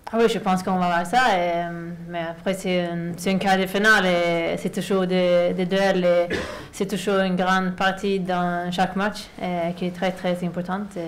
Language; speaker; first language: French; non-native, fluent; Swedish